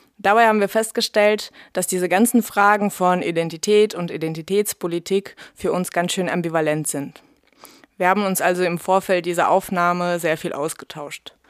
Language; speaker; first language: German; early bilingual, other home language; Russian